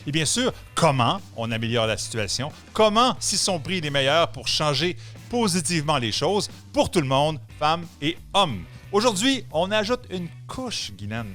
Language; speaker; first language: French; native; French